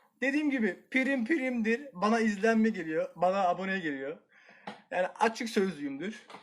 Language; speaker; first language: Turkish; native; Turkish